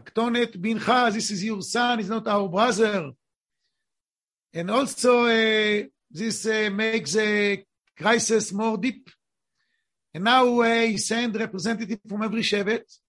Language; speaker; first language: English; non-native, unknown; Hebrew